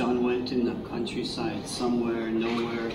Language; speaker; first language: English; non-native, fluent; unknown